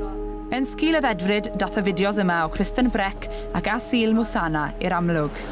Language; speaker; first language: Welsh; native; Welsh